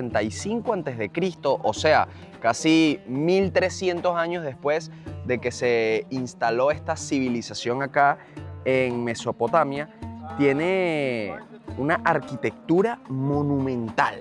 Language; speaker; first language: Spanish; native; Spanish